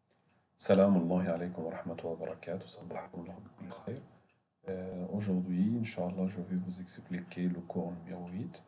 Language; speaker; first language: French; non-native, fluent; Arabic